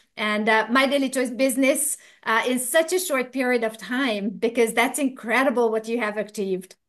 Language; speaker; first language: English; non-native, fluent; Hungarian